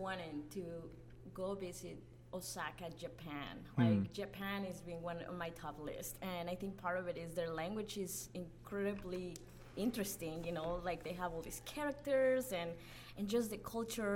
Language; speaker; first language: English; non-native, fluent; Spanish